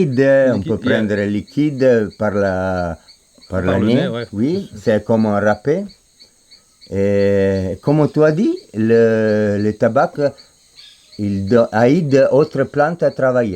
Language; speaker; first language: French; non-native, fluent; Spanish